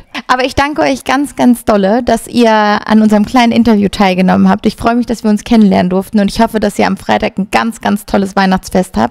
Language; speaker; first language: German; native; German